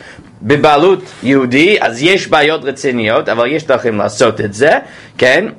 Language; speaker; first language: Hebrew; non-native, fluent; English